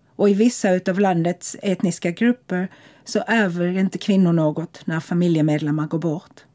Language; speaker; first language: Swedish; non-native, fluent; English